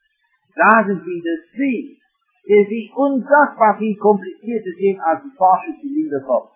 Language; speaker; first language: German; non-native, fluent; English